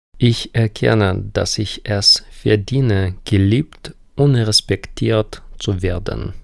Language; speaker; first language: German; non-native, fluent; Ukrainian